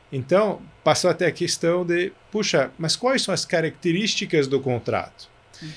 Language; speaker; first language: Portuguese; non-native, fluent; French